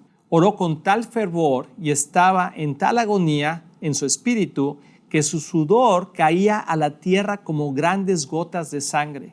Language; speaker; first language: Spanish; native; Spanish